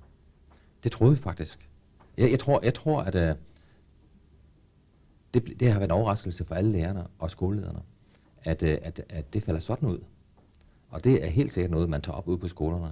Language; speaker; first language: Danish; native; Danish